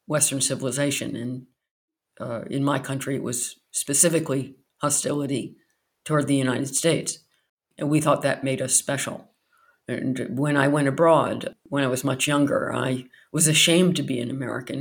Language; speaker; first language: English; native; English